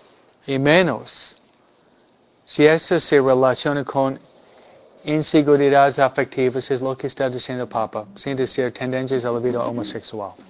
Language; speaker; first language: Spanish; non-native, fluent; English